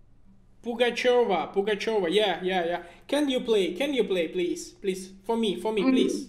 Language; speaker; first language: English; non-native, learner; Russian